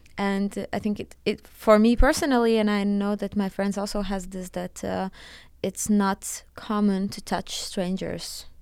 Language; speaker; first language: English; non-native, fluent; Latvian